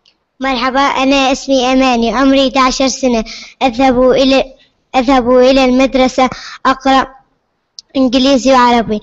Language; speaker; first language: Arabic; native; Arabic